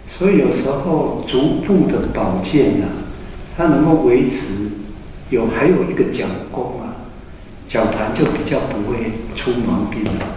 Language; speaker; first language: Chinese; native; Chinese